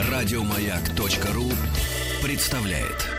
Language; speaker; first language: Russian; native; Russian